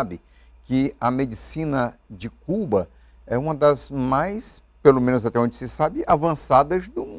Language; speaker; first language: Portuguese; native; Portuguese